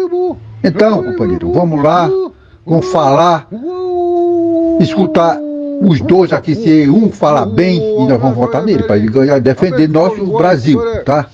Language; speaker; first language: Portuguese; non-native, local second language; Kayapó